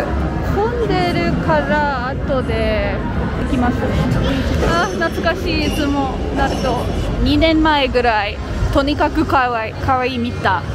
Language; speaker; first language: Japanese; non-native, learner; English